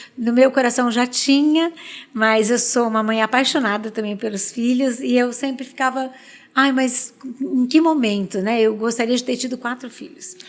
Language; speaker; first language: Portuguese; early bilingual, other home language; Spanish